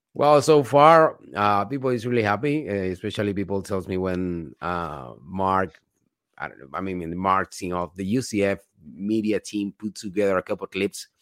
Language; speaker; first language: English; non-native, fluent; Spanish